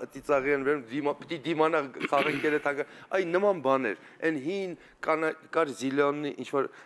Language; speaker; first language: Armenian; native; Armenian